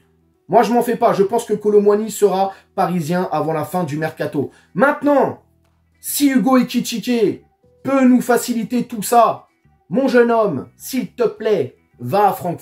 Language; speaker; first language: French; native; French